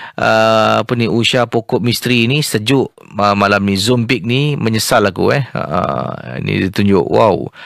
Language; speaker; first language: Malay; native; Malay